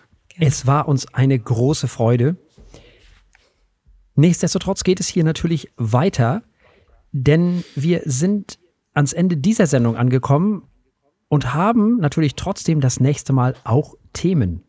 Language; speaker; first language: German; native; German